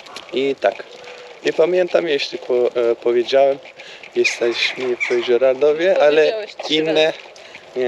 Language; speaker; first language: Polish; non-native, learner; Turkish